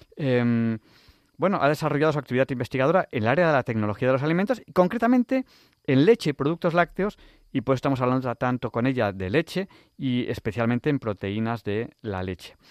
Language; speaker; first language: Spanish; native; Spanish